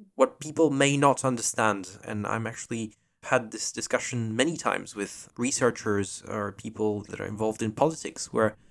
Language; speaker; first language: English; non-native, fluent; French